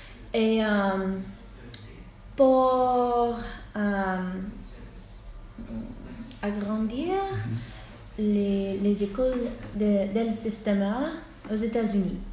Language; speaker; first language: French; non-native, fluent; English